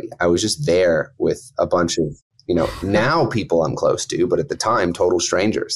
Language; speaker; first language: English; native; English